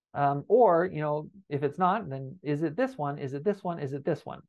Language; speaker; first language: English; native; English